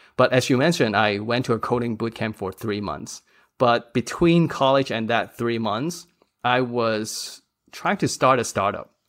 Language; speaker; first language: English; non-native, local second language; Cantonese